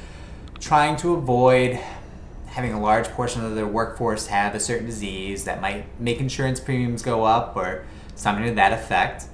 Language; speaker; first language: English; native; English